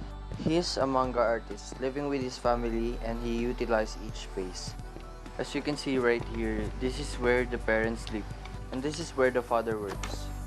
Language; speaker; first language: English; non-native, local second language; Filipino